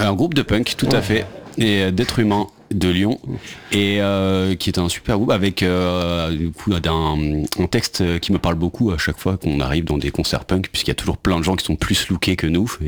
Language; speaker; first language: French; native; French